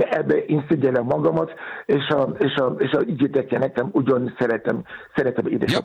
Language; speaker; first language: Hungarian; non-native, fluent; Yoruba